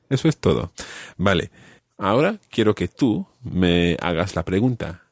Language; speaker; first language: Spanish; non-native, fluent; English